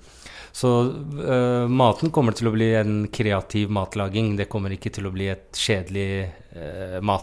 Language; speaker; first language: Norwegian; non-native, fluent; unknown